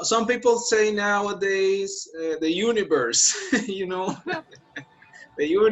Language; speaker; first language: English; non-native, fluent; Spanish